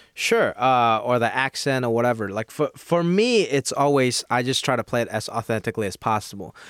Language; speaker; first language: English; non-native, local second language; Cantonese